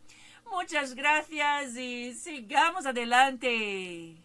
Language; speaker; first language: Spanish; non-native, fluent; Portuguese